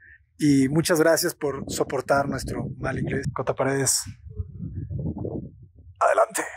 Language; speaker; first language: Spanish; native; Spanish